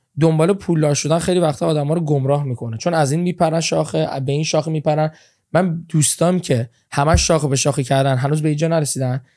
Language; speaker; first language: Persian; early bilingual, heritage; Persian